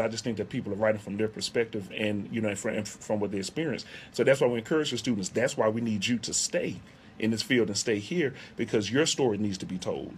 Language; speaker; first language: English; native; English